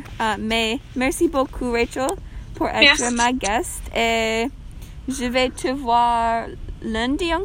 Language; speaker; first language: French; non-native, learner; English